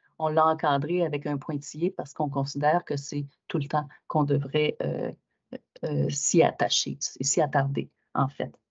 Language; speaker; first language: French; native; French